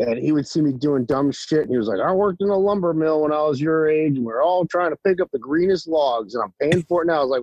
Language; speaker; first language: English; native; English